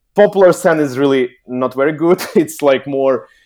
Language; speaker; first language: English; non-native, learner; Ukrainian